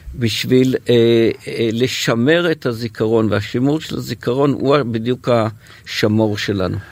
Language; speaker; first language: Hebrew; native; Hebrew